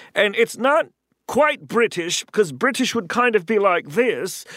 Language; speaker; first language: English; native; English